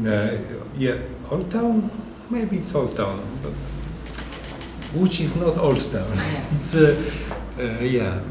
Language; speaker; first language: English; non-native, learner; Polish